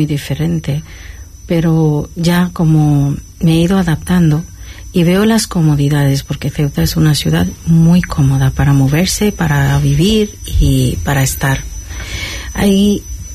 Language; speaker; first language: Spanish; non-native, fluent; Sindhi